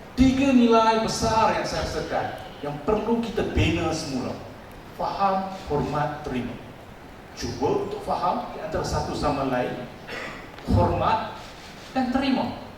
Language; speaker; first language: Malay; non-native, local second language; Tamil